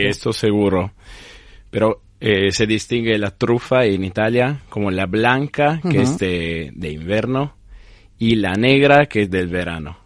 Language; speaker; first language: Spanish; non-native, fluent; Italian